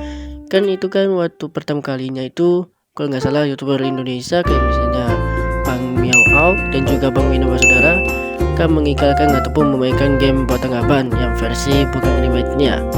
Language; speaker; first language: Indonesian; native; Indonesian